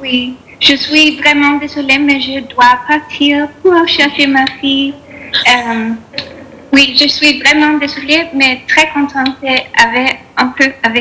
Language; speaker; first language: French; non-native, learner; English